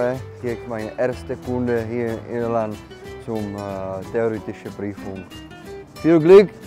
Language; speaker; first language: German; non-native, learner; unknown